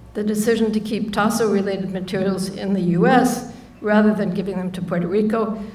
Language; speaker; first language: English; native; English